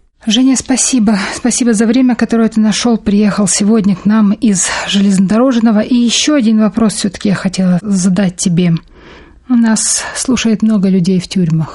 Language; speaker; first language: Russian; native; Russian